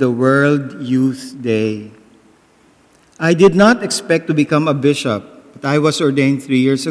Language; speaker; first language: English; non-native, local second language; Bikol